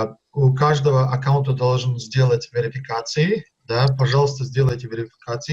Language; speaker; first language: Russian; early bilingual, heritage; Russian